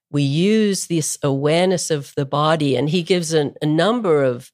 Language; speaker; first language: English; native; English